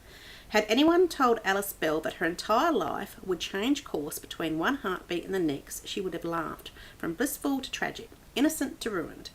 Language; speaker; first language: English; native; English